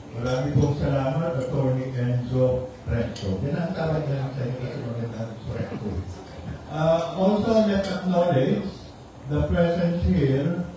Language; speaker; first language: Filipino; native; Filipino